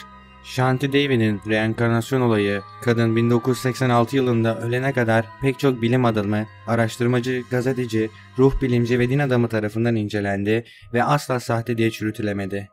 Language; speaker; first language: Turkish; native; Turkish